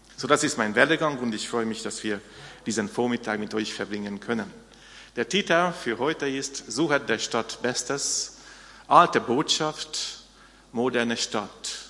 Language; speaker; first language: German; non-native, fluent; Hungarian